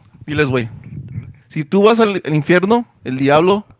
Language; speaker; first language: Spanish; early bilingual, heritage; Spanish